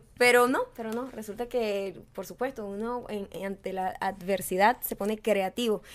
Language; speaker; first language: Spanish; native; Spanish